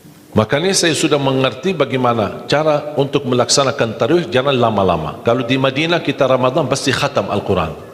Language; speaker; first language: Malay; non-native, fluent; Arabic